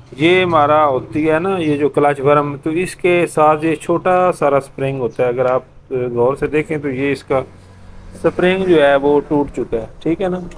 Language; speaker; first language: Urdu; non-native, local second language; Punjabi